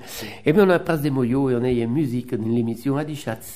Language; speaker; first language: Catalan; non-native, local second language; French